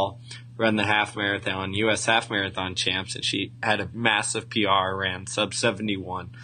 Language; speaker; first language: English; native; English